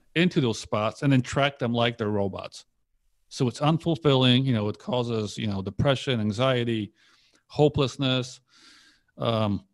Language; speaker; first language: English; early bilingual, other home language; Polish